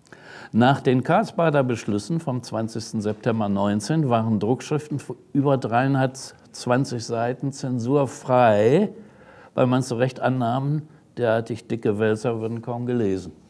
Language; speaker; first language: German; native; German